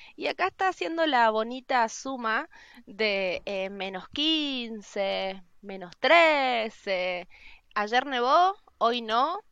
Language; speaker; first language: Spanish; native; Spanish